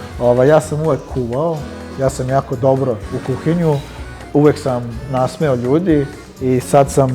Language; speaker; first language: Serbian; early bilingual, heritage; Serbian